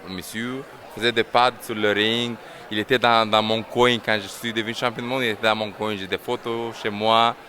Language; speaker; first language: French; non-native, fluent; Romanian